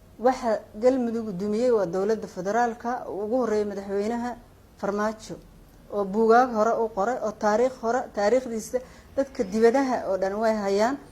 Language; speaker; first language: Somali; native; Somali